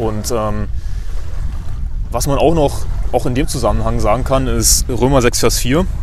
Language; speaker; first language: German; native; German